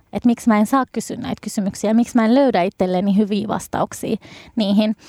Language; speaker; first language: Finnish; early bilingual, other home language; Arabic